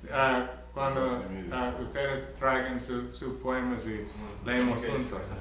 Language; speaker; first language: Spanish; non-native, learner; English